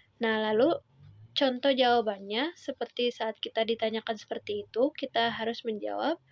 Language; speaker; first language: Indonesian; native; Indonesian